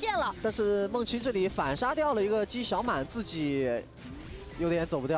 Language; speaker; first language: Chinese; native; Chinese